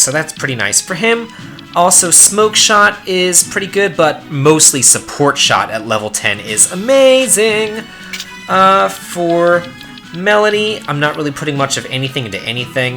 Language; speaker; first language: English; native; English